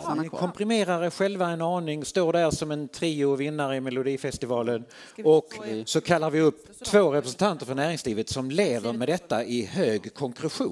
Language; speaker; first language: Swedish; native; Swedish